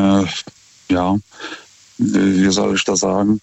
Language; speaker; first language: German; non-native, fluent; Lithuanian